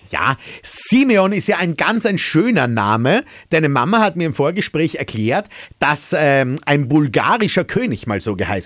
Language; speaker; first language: German; native; German